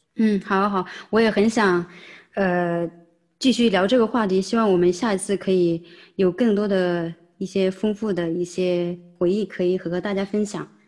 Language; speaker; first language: Chinese; early bilingual, heritage; Chinese